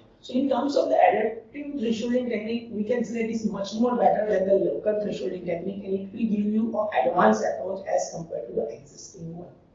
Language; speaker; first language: English; non-native, local second language; Gujarati